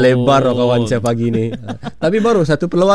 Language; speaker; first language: Malay; native; Malay